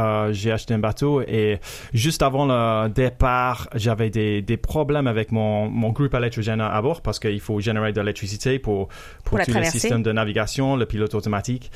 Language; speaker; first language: French; non-native, fluent; English